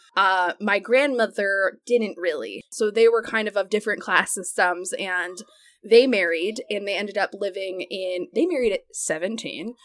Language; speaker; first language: English; early bilingual, other home language; Spanish